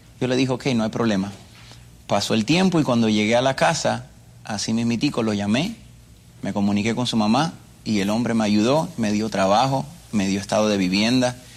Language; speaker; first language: Spanish; early bilingual, other home language; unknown